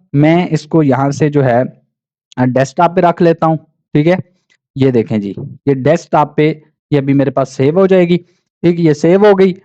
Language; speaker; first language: Urdu; non-native, local second language; Punjabi